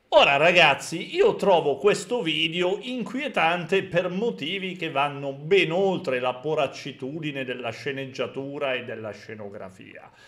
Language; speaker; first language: Italian; native; Italian